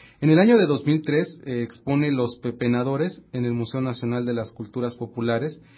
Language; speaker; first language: Spanish; native; Spanish